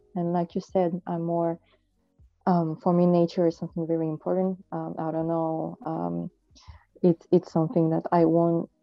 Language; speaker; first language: English; non-native, fluent; French